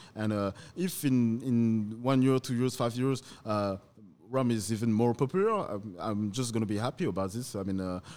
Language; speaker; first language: English; non-native, fluent; French